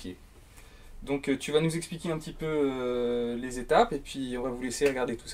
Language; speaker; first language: French; native; French